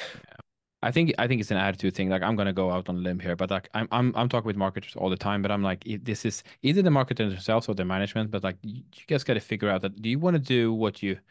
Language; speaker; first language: English; non-native, fluent; Swedish